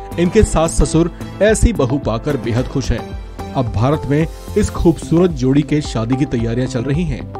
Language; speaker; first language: Hindi; native; Hindi